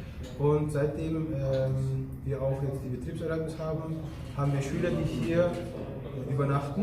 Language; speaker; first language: German; early bilingual, other home language; Turkish